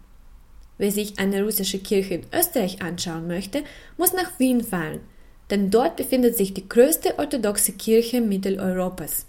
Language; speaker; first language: German; non-native, fluent; Russian